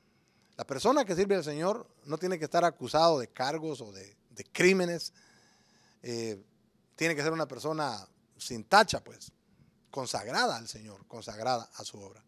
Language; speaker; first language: Spanish; native; Spanish